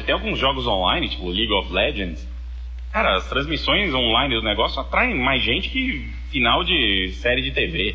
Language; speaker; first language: Portuguese; native; Portuguese